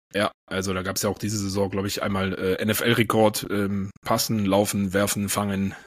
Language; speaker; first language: German; native; German